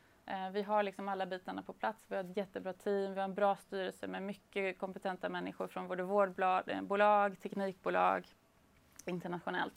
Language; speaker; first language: Swedish; native; Swedish